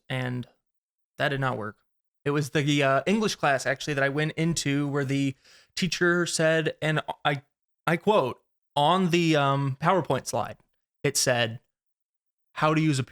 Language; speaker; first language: English; native; English